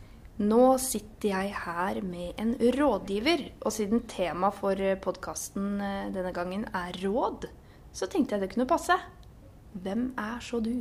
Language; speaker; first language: Norwegian; native; Norwegian